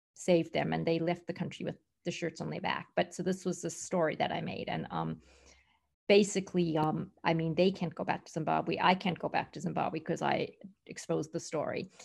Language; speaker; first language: English; native; English